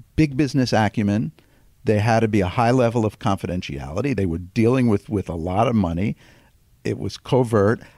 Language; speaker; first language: English; native; English